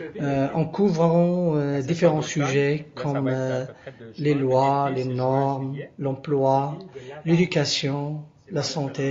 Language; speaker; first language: French; non-native, local second language; Arabic